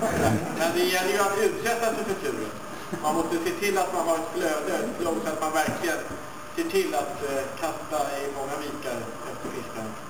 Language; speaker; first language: Swedish; native; Swedish